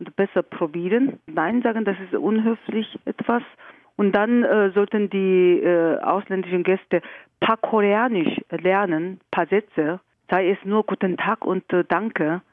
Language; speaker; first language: German; non-native, fluent; Korean